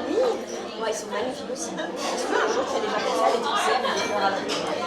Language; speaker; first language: French; non-native, learner; English